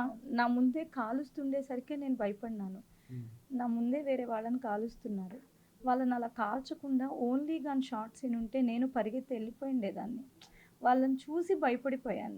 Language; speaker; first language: Telugu; native; Telugu